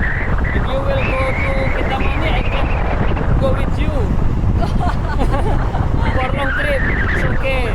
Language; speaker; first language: English; non-native, learner; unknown